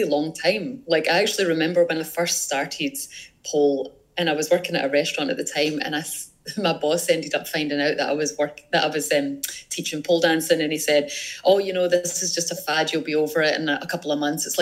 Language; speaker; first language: English; native; English